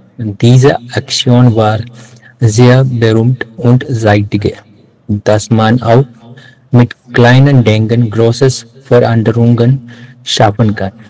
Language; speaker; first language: German; non-native, learner; Marathi